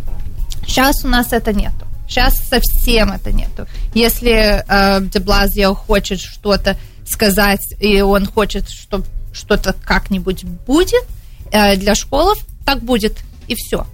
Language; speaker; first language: Russian; early bilingual, heritage; Russian